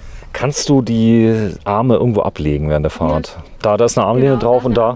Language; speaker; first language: German; native; German